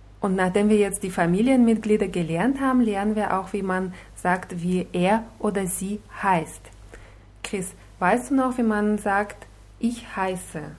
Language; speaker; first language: German; non-native, fluent; Russian